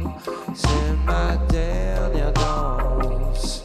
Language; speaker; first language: French; native; French